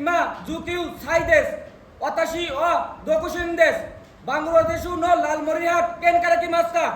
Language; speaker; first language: Japanese; non-native, learner; Bangla